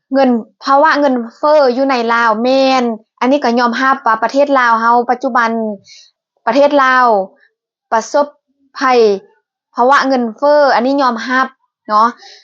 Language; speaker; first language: Thai; native; Thai